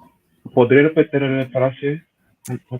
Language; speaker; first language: Spanish; non-native, learner; English